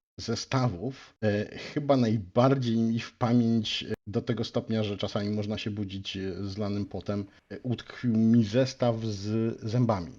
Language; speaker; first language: Polish; native; Polish